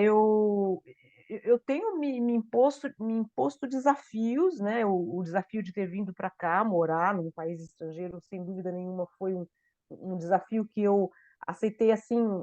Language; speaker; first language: Portuguese; native; Portuguese